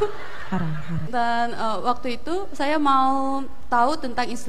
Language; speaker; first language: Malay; non-native, fluent; Korean